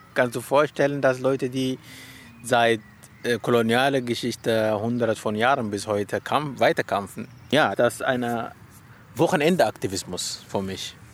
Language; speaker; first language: German; non-native, learner; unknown